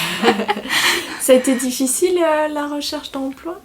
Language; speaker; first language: French; native; French